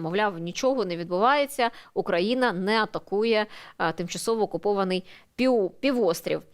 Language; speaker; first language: Ukrainian; native; Ukrainian